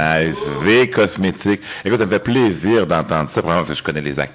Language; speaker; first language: French; native; French